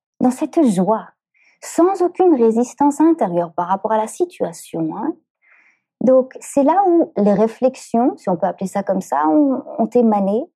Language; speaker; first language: French; native; French